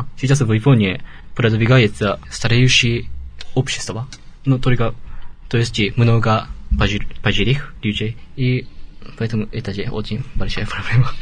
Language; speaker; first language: Russian; non-native, learner; Japanese